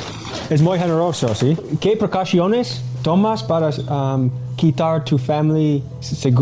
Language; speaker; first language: Spanish; non-native, learner; English